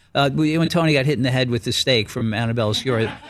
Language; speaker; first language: English; native; English